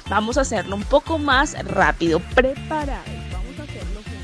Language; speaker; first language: Spanish; native; Spanish